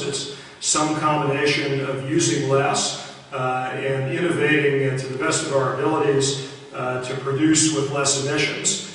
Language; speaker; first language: English; native; English